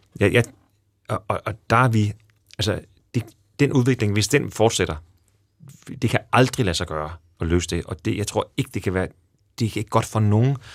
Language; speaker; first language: Danish; native; Danish